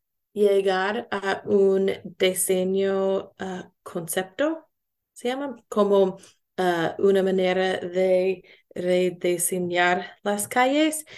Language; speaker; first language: Spanish; non-native, learner; English